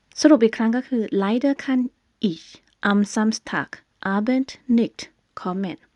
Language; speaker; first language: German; non-native, fluent; Thai